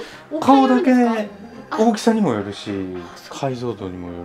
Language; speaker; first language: Japanese; native; Japanese